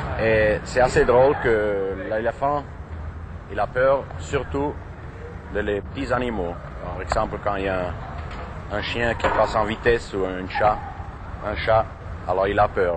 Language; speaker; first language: French; non-native, fluent; German